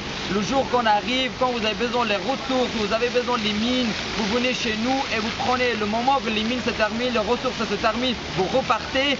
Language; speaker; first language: French; non-native, fluent; Persian